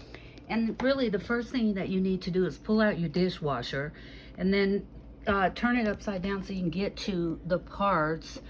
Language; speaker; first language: English; native; English